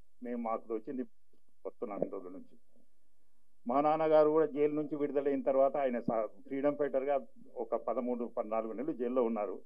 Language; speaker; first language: Telugu; native; Telugu